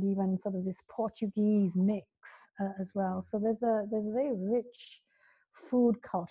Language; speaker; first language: English; native; English